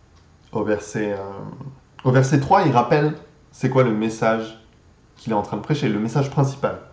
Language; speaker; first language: French; native; French